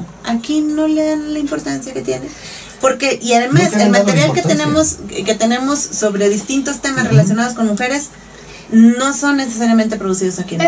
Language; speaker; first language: Spanish; native; Spanish